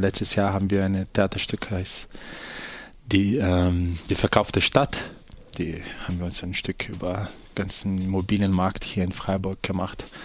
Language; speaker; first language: German; non-native, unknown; Portuguese